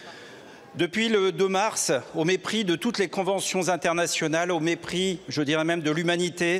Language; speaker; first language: French; native; French